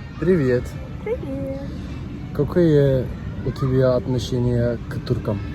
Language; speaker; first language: Russian; non-native, learner; Turkish